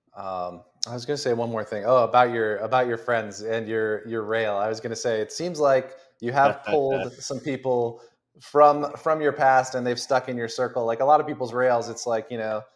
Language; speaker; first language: English; native; English